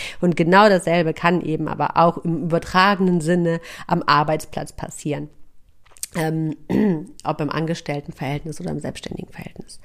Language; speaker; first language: German; native; German